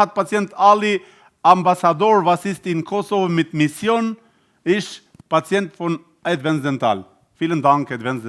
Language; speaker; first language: German; non-native, learner; Albanian